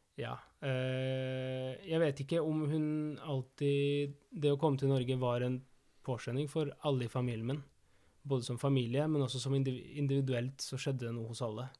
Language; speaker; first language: Norwegian; early bilingual, other home language; Spanish